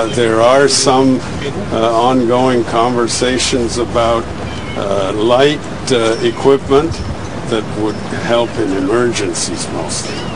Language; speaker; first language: English; non-native, fluent; Spanish